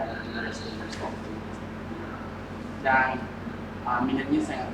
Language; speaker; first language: Indonesian; non-native, fluent; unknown